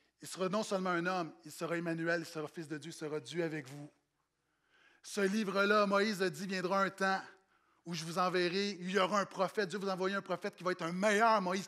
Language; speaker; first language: French; native; French